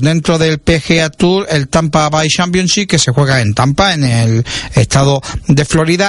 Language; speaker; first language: Spanish; native; Spanish